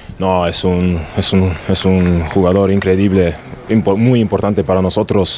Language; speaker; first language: Spanish; non-native, learner; German